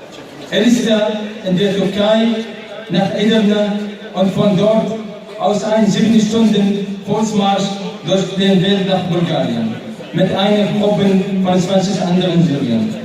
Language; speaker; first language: German; non-native, learner; Arabic